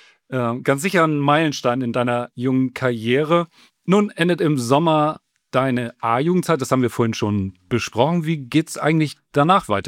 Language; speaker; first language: German; native; German